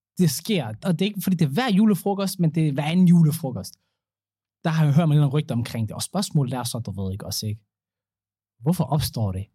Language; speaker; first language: Danish; early bilingual, other home language; Somali